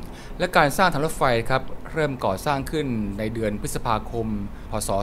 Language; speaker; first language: Thai; native; Thai